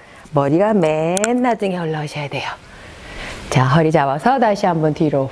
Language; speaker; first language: Korean; native; Korean